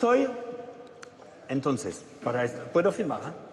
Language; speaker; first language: Spanish; non-native, learner; French